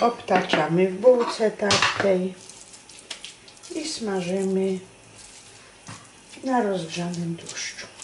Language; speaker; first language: Polish; native; Polish